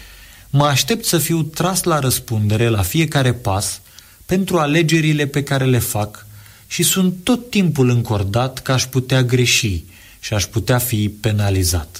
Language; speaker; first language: Romanian; native; Romanian